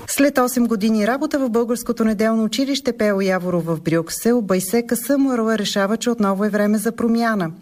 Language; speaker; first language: Bulgarian; native; Bulgarian